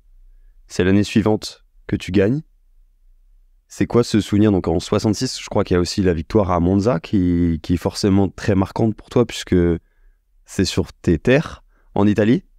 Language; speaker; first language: French; native; French